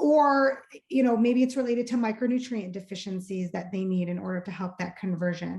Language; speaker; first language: English; native; English